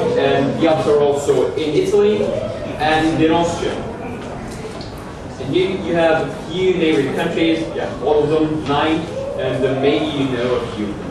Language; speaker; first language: English; non-native, fluent; German